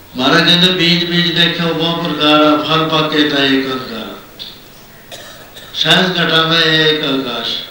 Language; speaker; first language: Hindi; non-native, local second language; Punjabi